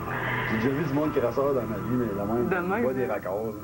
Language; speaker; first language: French; native; French